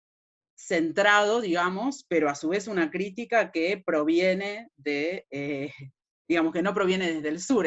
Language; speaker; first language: Spanish; native; Spanish